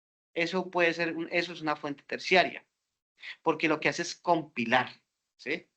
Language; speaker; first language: Spanish; native; Spanish